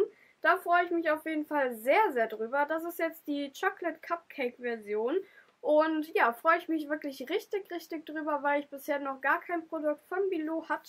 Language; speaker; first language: German; native; German